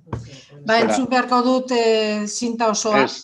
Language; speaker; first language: Basque; non-native, local second language; Spanish